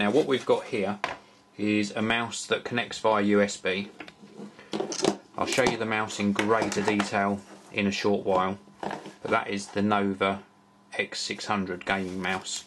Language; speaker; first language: English; native; English